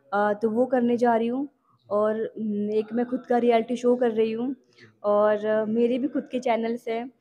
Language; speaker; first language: Hindi; non-native, local second language; Marathi